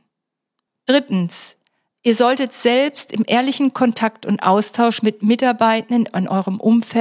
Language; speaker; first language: German; native; German